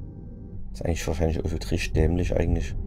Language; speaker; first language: German; native; German